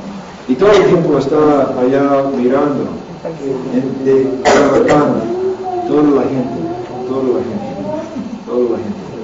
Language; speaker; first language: Spanish; non-native, learner; English